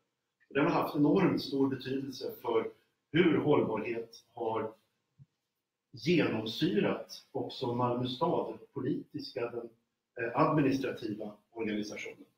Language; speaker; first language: Swedish; native; Swedish